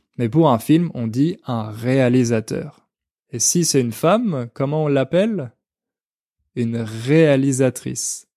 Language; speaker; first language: French; native; French